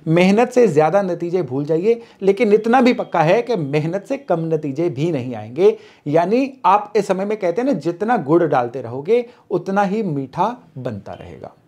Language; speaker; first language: Hindi; native; Hindi